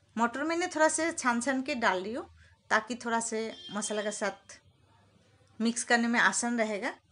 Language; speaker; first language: Hindi; non-native, local second language; Bangla